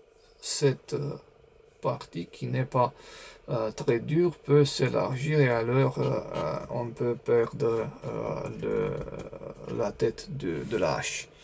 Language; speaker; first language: French; non-native, learner; Romanian